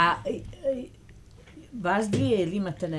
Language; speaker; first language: Croatian; native; Croatian